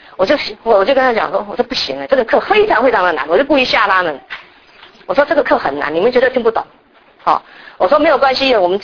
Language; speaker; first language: Chinese; native; Chinese